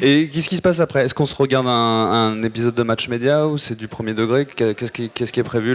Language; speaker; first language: French; native; French